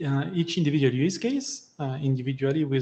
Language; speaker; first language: English; non-native, fluent; French